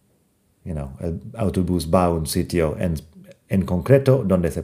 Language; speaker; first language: Spanish; non-native, fluent; English